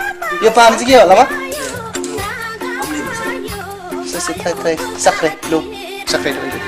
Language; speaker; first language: French; non-native, learner; Nepali